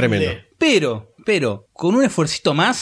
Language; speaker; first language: Spanish; native; Spanish